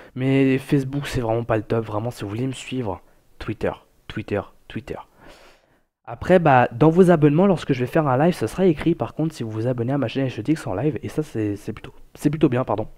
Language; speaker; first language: French; native; French